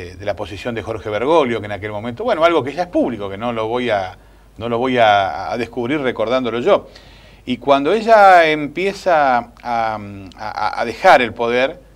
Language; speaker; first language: Spanish; native; Spanish